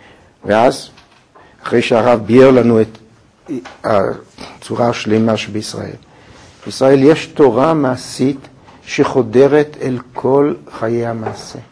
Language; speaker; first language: Hebrew; native; Hebrew